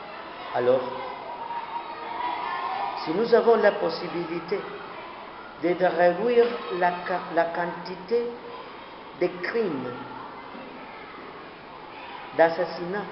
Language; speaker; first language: French; non-native, learner; Spanish